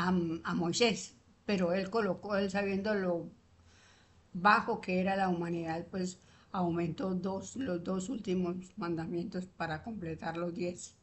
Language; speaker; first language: Spanish; native; Spanish